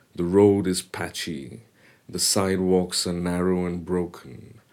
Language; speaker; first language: English; non-native, local second language; Bangla